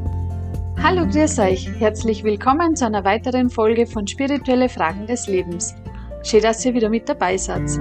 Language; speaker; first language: German; native; German